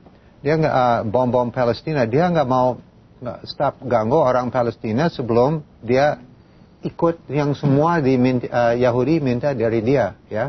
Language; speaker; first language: Indonesian; non-native, fluent; English